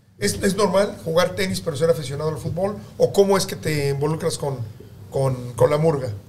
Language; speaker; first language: Spanish; native; Spanish